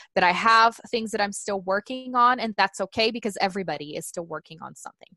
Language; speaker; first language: English; non-native, fluent; Portuguese